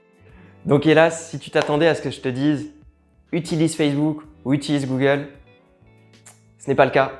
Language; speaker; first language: French; native; French